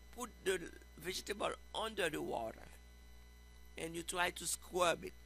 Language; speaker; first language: English; non-native, fluent; Haitian Creole